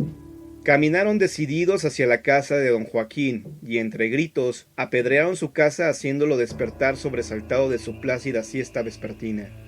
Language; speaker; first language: Spanish; native; Spanish